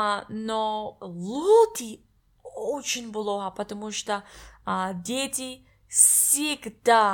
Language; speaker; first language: Russian; non-native, learner; English